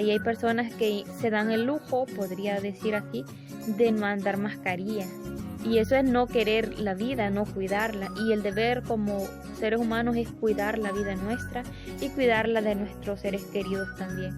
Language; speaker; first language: Spanish; native; Spanish